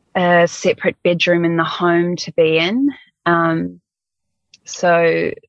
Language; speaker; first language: English; native; English